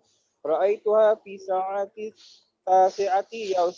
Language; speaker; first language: Arabic; non-native, learner; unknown